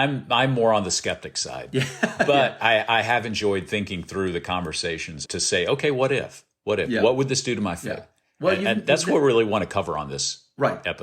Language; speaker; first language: English; native; English